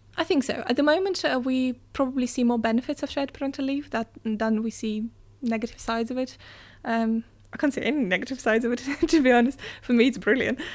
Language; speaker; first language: English; non-native, fluent; Russian